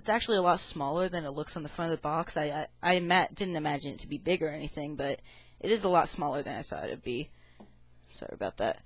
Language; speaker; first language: English; native; English